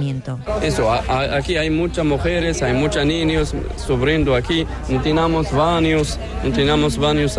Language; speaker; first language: Spanish; non-native, learner; Arabic